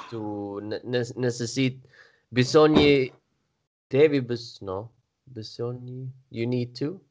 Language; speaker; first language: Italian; non-native, learner; Swedish